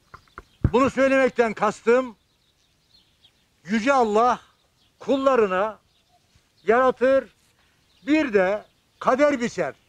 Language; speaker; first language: Turkish; native; Turkish